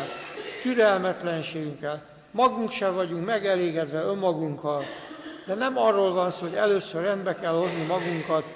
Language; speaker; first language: Hungarian; native; Hungarian